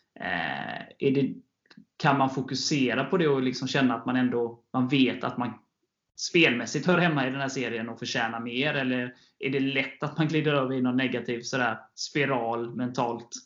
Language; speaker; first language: Swedish; native; Swedish